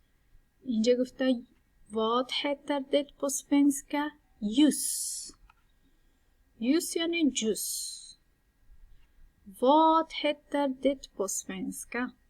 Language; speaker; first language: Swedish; non-native, fluent; Persian